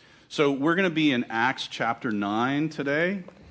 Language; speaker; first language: English; native; English